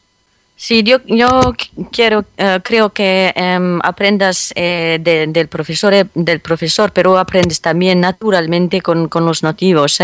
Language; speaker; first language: Spanish; non-native, fluent; French